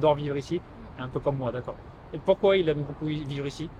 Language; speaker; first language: French; native; French